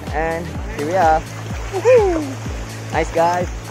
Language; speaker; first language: English; non-native, fluent; Indonesian